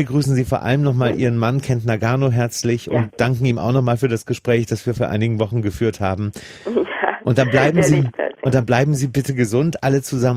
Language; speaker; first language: German; native; German